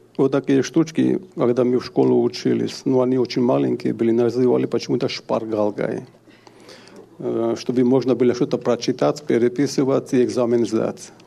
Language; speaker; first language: Russian; non-native, local second language; Georgian